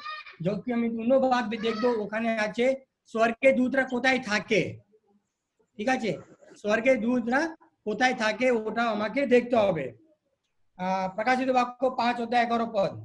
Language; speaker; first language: Bangla; non-native, local second language; Hindi